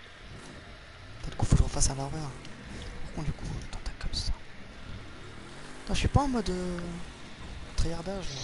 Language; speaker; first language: French; native; French